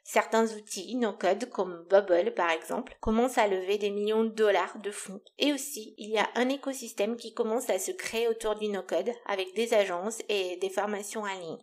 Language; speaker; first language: French; non-native, fluent; Romanian